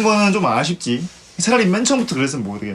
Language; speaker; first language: Korean; native; Korean